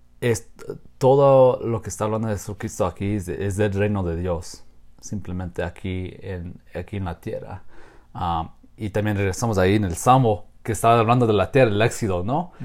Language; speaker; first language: Spanish; non-native, fluent; English